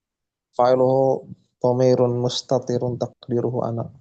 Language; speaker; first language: Arabic; non-native, learner; Indonesian